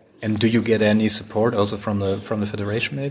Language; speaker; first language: English; non-native, fluent; German